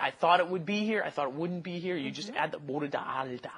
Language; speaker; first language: English; native; English